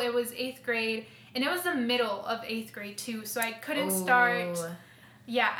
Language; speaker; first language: English; early bilingual, other home language; Spanish